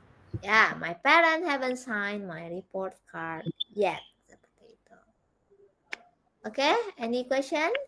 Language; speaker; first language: English; non-native, fluent; Indonesian